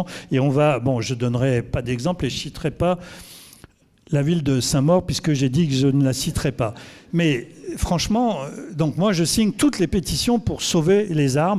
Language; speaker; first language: French; native; French